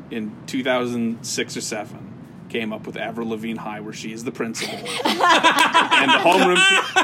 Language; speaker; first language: English; native; English